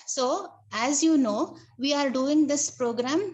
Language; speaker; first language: English; non-native, local second language; Kannada